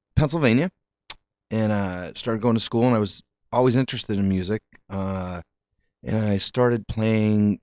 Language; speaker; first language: English; native; English